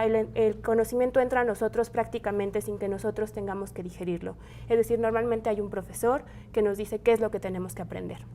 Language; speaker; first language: Spanish; native; Spanish